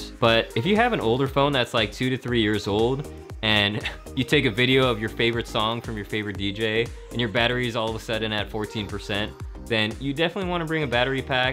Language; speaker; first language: English; native; English